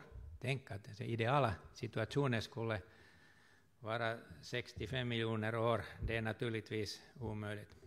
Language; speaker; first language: Swedish; non-native, fluent; Finnish